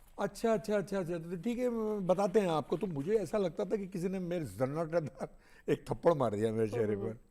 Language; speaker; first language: Hindi; native; Hindi